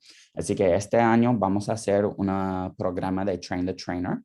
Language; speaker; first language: Spanish; non-native, fluent; English